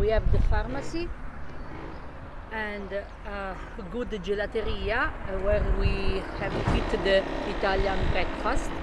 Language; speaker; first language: English; non-native, learner; Italian